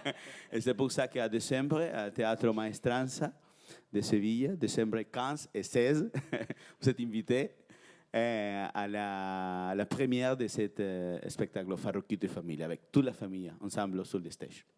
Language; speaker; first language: French; non-native, fluent; Spanish